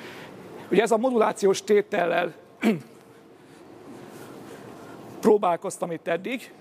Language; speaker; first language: Hungarian; native; Hungarian